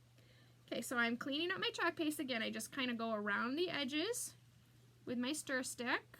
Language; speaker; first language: English; native; English